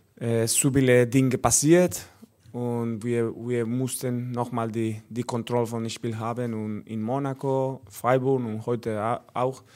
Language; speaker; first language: German; non-native, learner; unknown